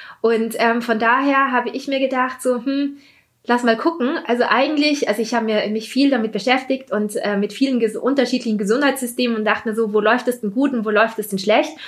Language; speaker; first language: German; early bilingual, other home language; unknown